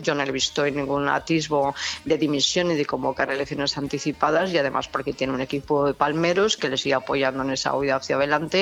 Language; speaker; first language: Spanish; native; Spanish